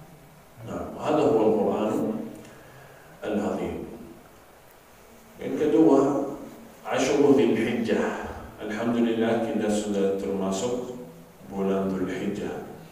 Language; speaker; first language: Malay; non-native, fluent; Arabic